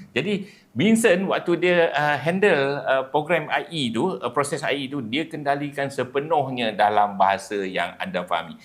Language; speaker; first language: Malay; native; Malay